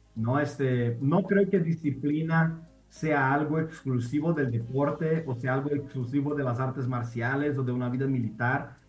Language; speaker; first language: Spanish; non-native, fluent; Portuguese